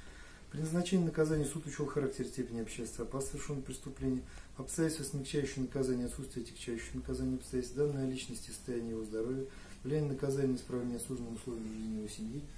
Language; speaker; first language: Russian; native; Russian